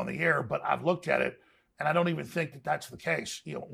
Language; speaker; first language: English; native; English